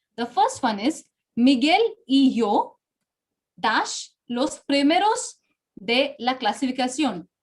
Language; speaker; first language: Spanish; non-native, fluent; Bangla